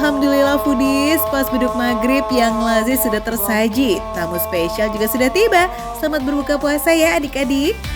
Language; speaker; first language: Indonesian; native; Indonesian